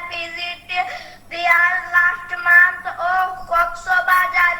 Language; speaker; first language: English; non-native, learner; Bangla